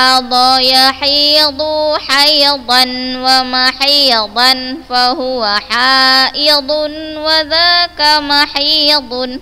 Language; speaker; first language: Arabic; non-native, fluent; Indonesian